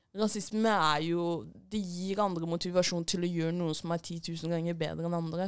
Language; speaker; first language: Norwegian; early bilingual, other home language; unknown